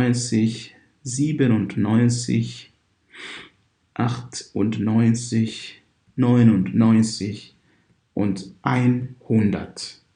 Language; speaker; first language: German; non-native, fluent; Kinyarwanda